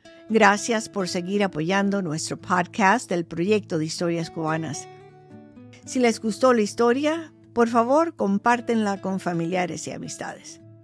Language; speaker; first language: Spanish; early bilingual, heritage; Spanish